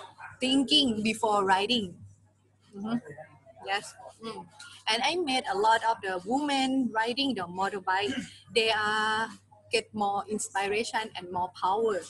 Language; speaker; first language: English; non-native, learner; Thai